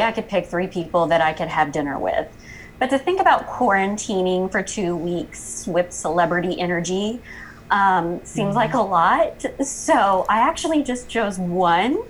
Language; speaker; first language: English; native; English